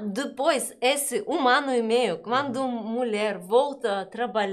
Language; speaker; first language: Portuguese; non-native, learner; Russian